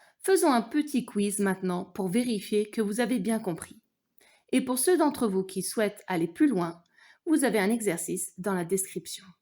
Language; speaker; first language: French; non-native, fluent; English